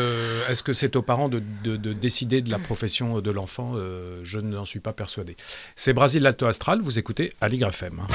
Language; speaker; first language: French; native; French